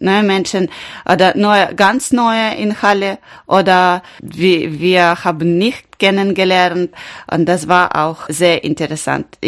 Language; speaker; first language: German; non-native, learner; Ukrainian